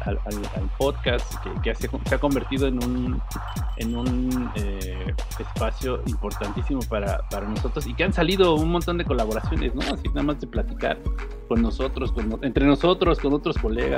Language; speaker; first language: Spanish; native; Spanish